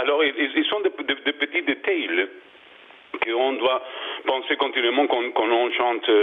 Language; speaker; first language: French; non-native, learner; Spanish